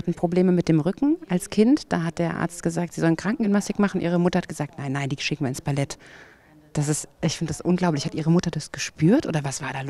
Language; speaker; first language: German; native; German